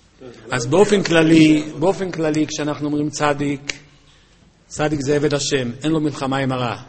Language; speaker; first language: Hebrew; native; Hebrew